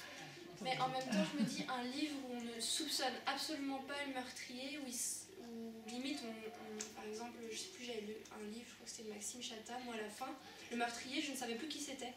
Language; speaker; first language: French; native; French